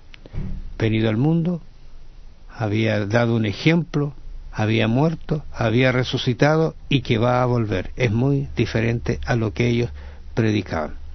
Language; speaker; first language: Spanish; native; Spanish